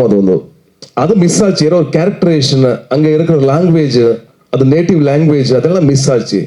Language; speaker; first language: Tamil; non-native, learner; Kannada